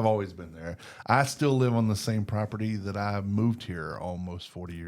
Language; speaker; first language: English; native; English